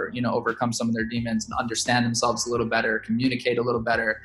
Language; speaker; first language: English; native; English